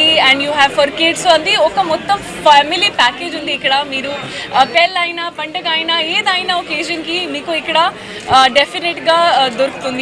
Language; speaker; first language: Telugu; non-native, learner; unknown